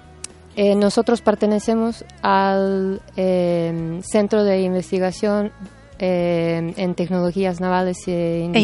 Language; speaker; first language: Spanish; non-native, fluent; Serbian